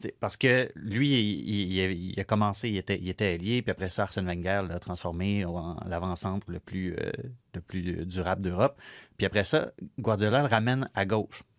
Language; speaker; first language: French; native; French